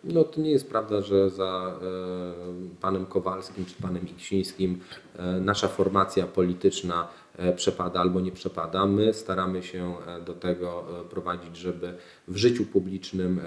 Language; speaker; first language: Polish; native; Polish